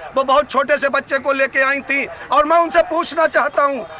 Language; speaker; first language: Hindi; native; Hindi